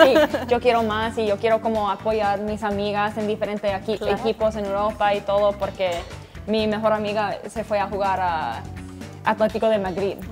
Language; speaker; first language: Spanish; early bilingual, heritage; English